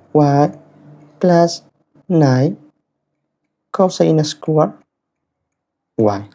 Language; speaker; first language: English; non-native, fluent; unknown